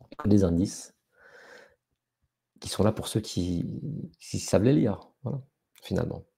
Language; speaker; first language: French; native; French